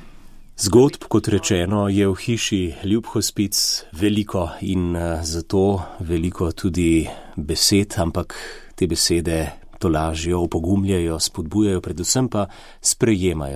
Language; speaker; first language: Slovenian; native; Slovenian